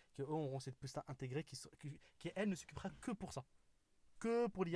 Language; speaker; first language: French; native; French